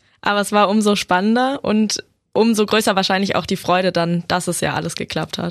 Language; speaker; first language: German; native; German